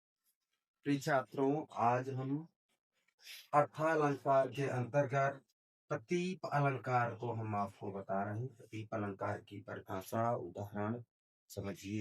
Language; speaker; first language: Hindi; native; Hindi